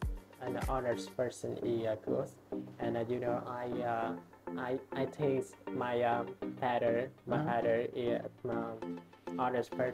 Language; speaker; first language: English; non-native, learner; Vietnamese